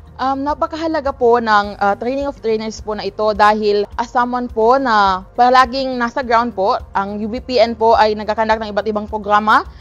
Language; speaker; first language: Filipino; non-native, local second language; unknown